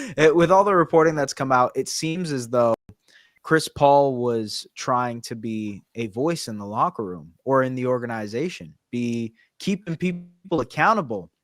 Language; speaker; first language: English; native; English